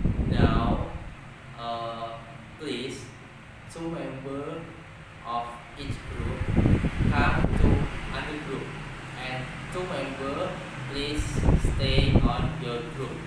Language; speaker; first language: English; non-native, learner; Indonesian